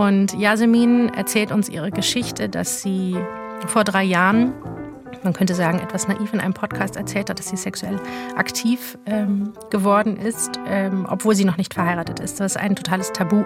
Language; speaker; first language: German; native; German